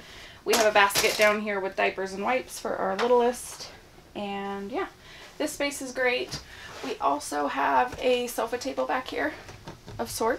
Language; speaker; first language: English; native; English